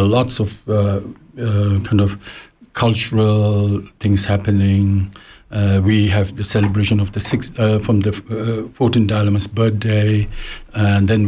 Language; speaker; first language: English; non-native, local second language; Tibetan